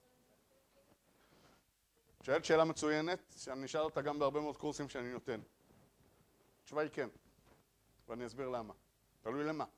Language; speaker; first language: Hebrew; native; Hebrew